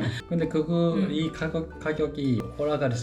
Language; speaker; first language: Korean; non-native, learner; Japanese